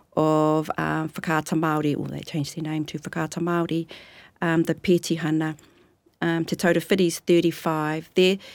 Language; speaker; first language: English; native; English